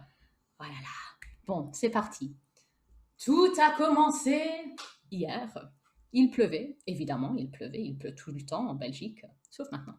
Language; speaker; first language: French; native; French